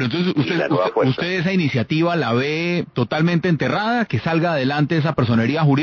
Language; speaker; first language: Spanish; native; Spanish